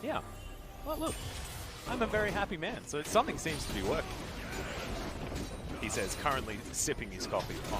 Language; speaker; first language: English; native; English